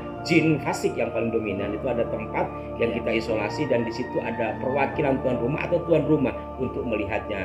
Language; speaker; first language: Indonesian; native; Indonesian